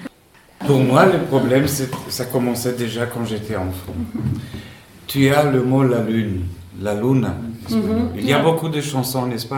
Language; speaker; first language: French; non-native, fluent; Spanish